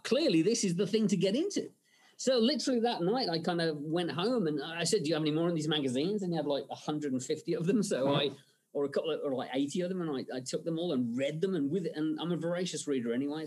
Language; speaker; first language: English; native; English